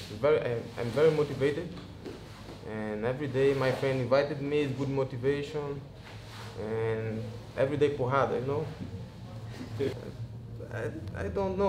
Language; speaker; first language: English; non-native, learner; Portuguese